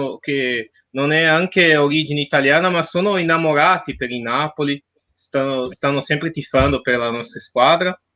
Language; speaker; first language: Italian; non-native, fluent; Portuguese